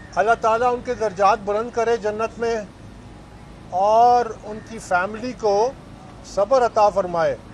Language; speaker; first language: Urdu; non-native, local second language; Pashto